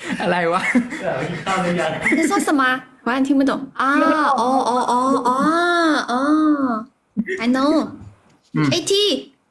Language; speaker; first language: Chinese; non-native, learner; Thai